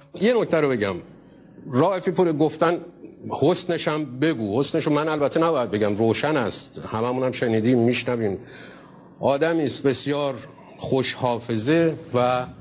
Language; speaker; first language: Persian; native; Persian